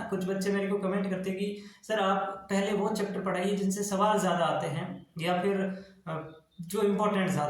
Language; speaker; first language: Hindi; native; Hindi